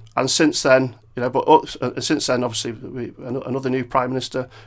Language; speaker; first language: English; native; English